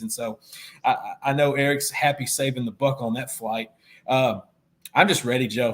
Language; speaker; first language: English; native; English